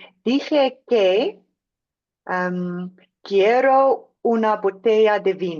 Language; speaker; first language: Spanish; non-native, learner; English